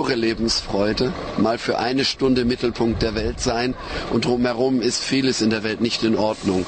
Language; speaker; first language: German; native; German